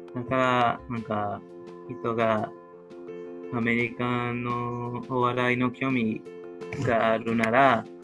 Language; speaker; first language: Japanese; non-native, learner; Hebrew